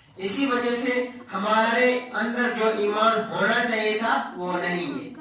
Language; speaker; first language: Urdu; non-native, local second language; Kashmiri